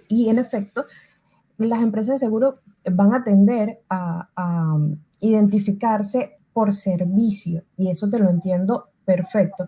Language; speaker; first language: Spanish; native; Spanish